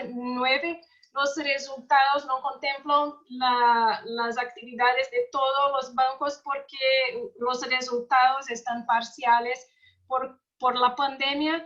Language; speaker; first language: Spanish; non-native, learner; Portuguese